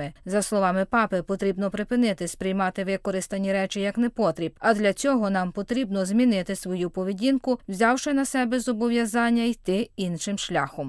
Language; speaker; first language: Ukrainian; native; Ukrainian